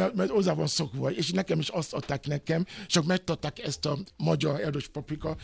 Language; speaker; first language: Hungarian; non-native, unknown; Yoruba